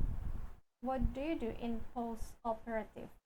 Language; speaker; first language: English; non-native, fluent; Indonesian